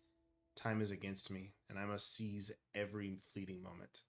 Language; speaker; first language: English; native; English